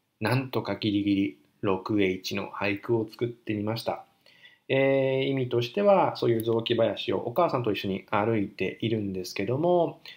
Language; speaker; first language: Japanese; native; Japanese